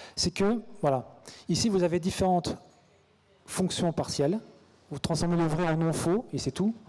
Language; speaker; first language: French; native; French